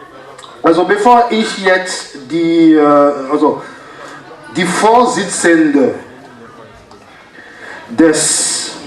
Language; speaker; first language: German; non-native, fluent; French